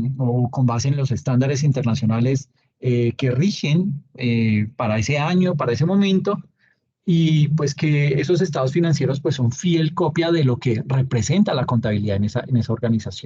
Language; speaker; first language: Spanish; native; Spanish